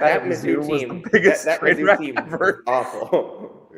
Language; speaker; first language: English; native; English